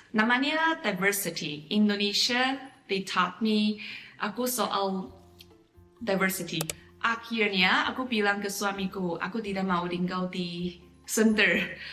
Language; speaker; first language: Indonesian; non-native, fluent; Chinese